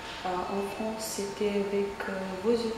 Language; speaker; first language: French; non-native, fluent; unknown